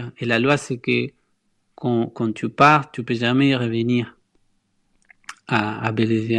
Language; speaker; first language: French; non-native, fluent; Spanish